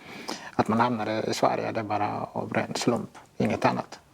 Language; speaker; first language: Swedish; non-native, fluent; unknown